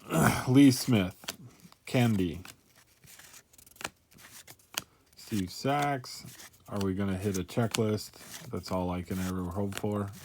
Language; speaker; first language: English; native; English